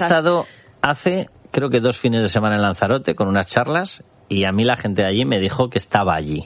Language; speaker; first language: Spanish; native; Spanish